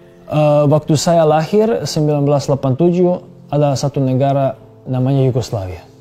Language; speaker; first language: Indonesian; non-native, fluent; Serbian